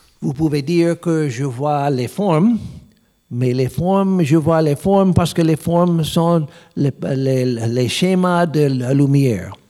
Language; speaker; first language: French; non-native, learner; English